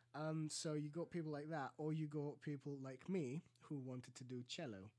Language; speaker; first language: English; early bilingual, other home language; Greek